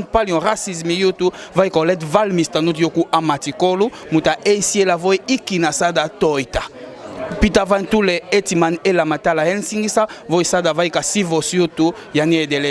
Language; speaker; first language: Finnish; non-native, fluent; Lingala